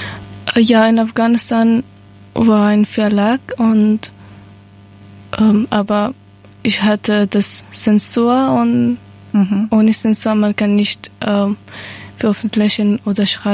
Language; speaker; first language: German; non-native, learner; Persian